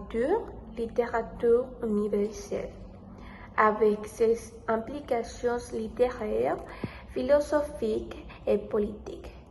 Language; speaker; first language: French; non-native, learner; Spanish